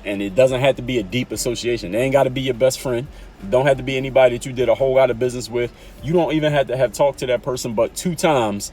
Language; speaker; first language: English; native; English